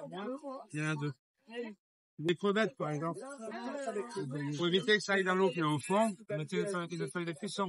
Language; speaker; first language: French; native; French